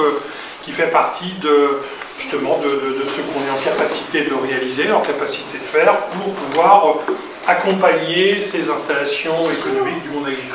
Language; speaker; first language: French; native; French